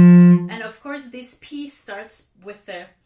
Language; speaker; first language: English; non-native, fluent; Finnish